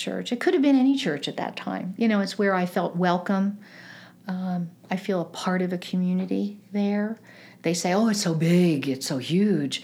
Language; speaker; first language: English; native; English